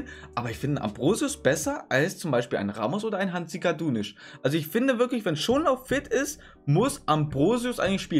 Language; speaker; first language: German; native; German